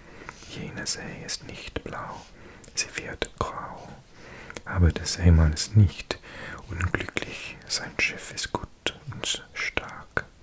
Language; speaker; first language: German; non-native, learner; English